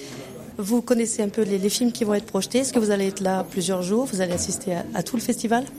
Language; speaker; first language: French; native; French